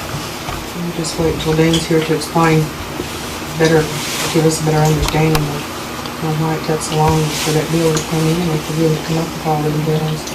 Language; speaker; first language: English; native; English